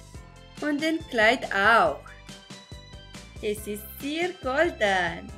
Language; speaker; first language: German; non-native, fluent; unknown